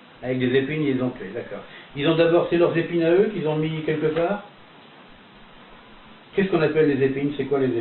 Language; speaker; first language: French; native; French